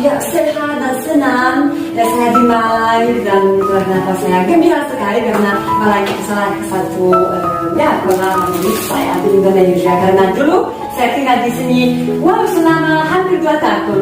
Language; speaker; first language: Indonesian; non-native, fluent; Polish